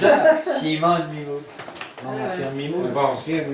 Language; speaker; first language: French; native; French